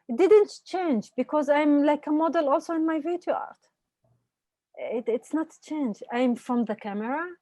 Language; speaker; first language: English; non-native, fluent; Hebrew